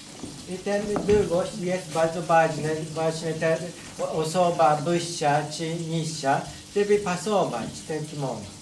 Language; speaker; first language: Polish; non-native, learner; Japanese